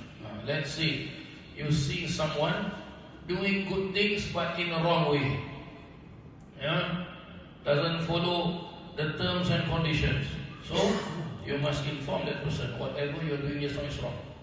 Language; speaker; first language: English; non-native, local second language; Malay